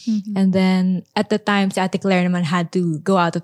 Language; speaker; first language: English; non-native, local second language; Filipino